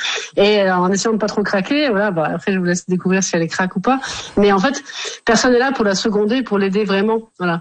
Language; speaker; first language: French; native; French